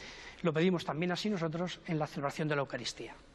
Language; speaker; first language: Spanish; native; Spanish